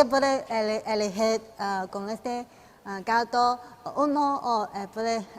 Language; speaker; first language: Spanish; non-native, learner; Chinese